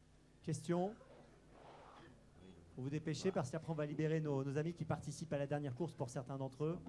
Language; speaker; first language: French; native; French